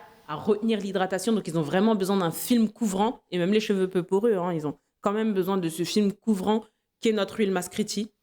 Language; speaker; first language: French; non-native, local second language; Haitian Creole